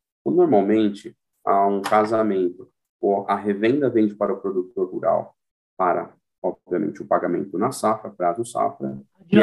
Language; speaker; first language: Portuguese; native; Portuguese